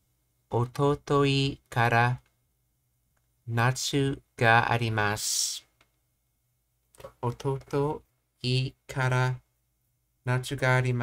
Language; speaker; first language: Japanese; non-native, learner; English